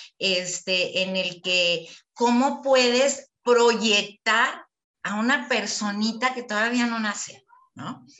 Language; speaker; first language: Spanish; native; Spanish